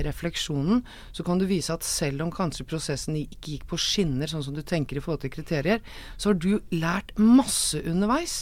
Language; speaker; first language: Norwegian; native; Norwegian